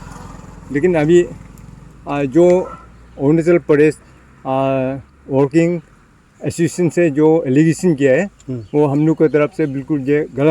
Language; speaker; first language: Hindi; non-native, local second language; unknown